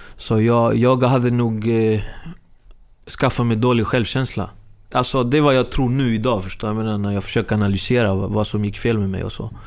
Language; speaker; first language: Swedish; early bilingual, other home language; Spanish